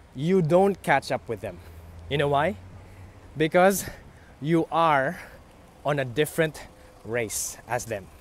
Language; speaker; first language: English; non-native, local second language; Filipino